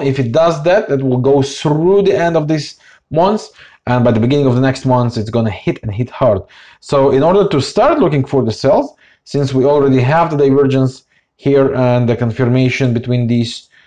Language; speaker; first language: English; non-native, fluent; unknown